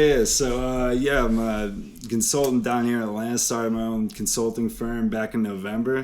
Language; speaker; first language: English; native; English